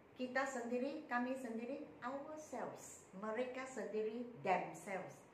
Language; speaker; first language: Malay; native; Malay